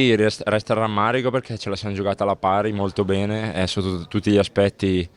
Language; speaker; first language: Italian; native; Italian